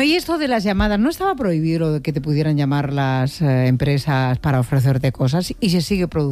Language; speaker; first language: Spanish; native; Spanish